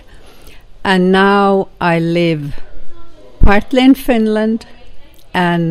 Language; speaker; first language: English; non-native, fluent; Swedish